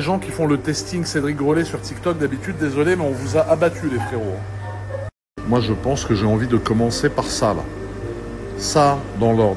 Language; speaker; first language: French; native; French